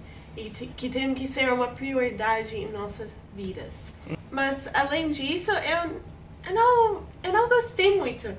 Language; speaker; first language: Portuguese; non-native, fluent; English